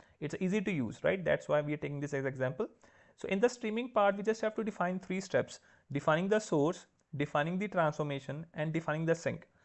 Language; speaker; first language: English; non-native, local second language; Punjabi